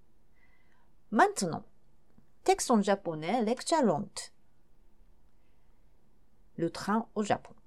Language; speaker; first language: French; non-native, fluent; Japanese